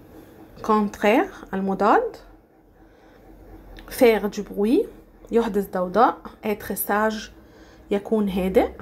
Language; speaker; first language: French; non-native, fluent; Arabic